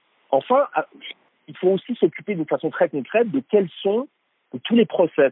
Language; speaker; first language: French; native; French